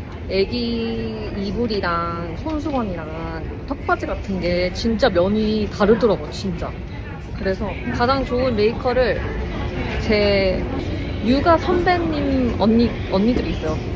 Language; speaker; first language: Korean; native; Korean